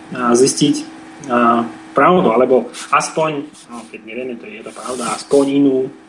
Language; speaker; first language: Slovak; non-native, fluent; Russian